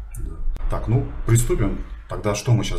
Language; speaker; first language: Russian; native; Russian